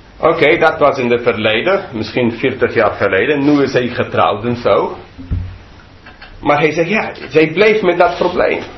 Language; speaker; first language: Dutch; non-native, fluent; English